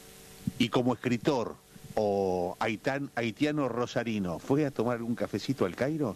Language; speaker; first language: Spanish; native; Spanish